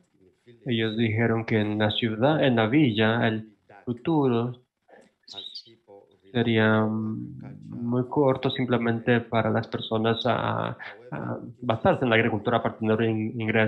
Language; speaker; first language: Spanish; non-native, fluent; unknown